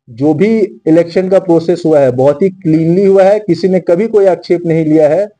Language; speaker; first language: Hindi; non-native, local second language; Marathi